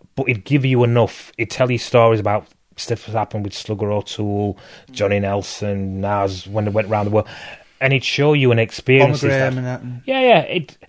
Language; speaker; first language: English; native; English